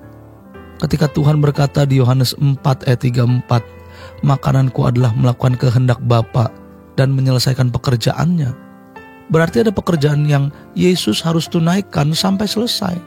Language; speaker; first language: Indonesian; native; Indonesian